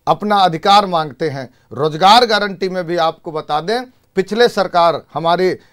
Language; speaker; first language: Hindi; native; Hindi